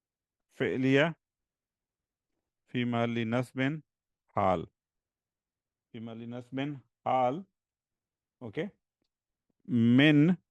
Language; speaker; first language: Arabic; non-native, fluent; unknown